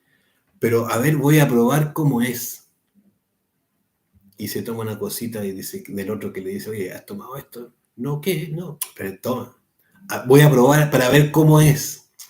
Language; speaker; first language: Spanish; native; Spanish